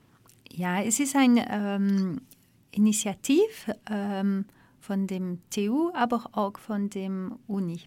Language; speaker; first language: German; non-native, fluent; French